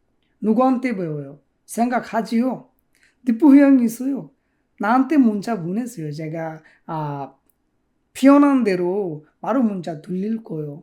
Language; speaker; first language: Korean; non-native, fluent; Bangla